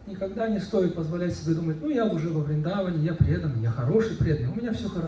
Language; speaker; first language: Russian; native; Russian